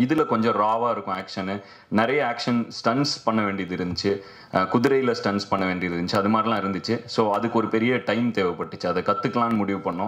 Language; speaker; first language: Tamil; native; Tamil